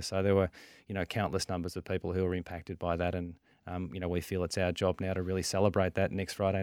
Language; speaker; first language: English; native; English